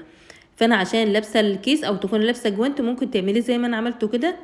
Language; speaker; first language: Arabic; native; Arabic